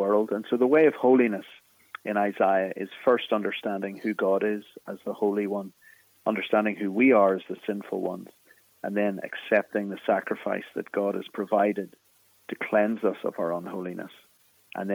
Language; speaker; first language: English; native; English